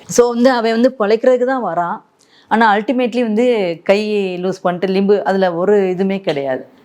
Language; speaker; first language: Tamil; native; Tamil